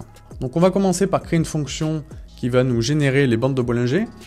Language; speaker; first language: French; native; French